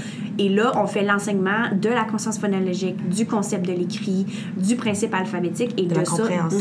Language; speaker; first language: French; native; French